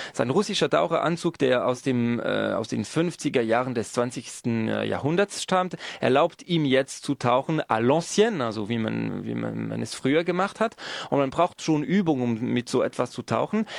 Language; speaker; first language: German; non-native, local second language; French